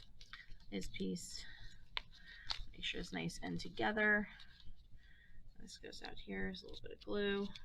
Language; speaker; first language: English; native; English